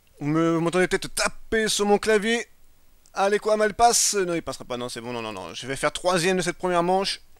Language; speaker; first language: French; native; French